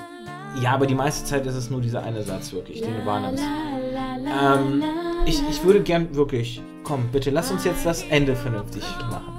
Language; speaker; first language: German; native; German